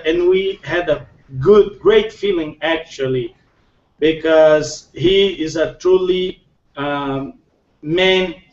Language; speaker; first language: English; non-native, fluent; Portuguese